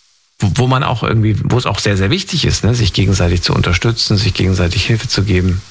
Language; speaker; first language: German; native; German